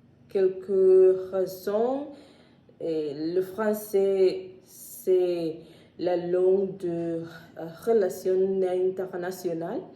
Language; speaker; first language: French; non-native, learner; Spanish